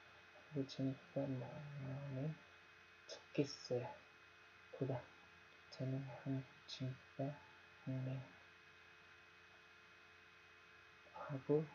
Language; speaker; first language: Korean; non-native, learner; Nepali